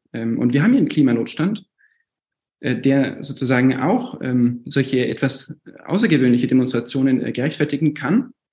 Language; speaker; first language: German; native; German